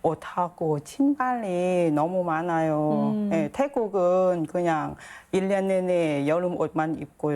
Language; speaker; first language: Korean; non-native, learner; Thai